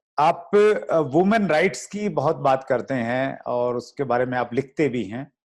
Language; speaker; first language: Hindi; native; Hindi